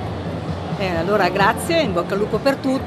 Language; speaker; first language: Italian; native; Italian